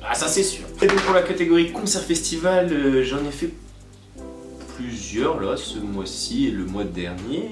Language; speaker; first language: French; native; French